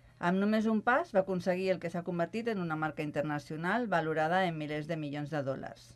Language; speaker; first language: Catalan; non-native, local second language; Spanish